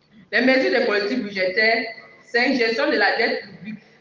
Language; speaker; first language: French; non-native, local second language; English